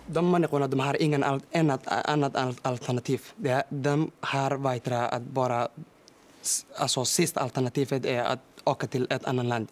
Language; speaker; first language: Swedish; non-native, fluent; Somali